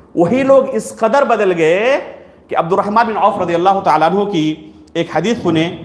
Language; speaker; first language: Urdu; native; Urdu